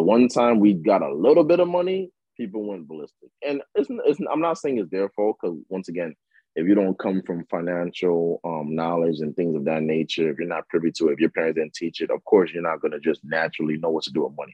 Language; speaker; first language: English; native; English